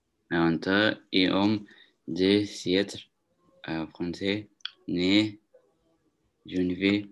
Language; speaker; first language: French; non-native, learner; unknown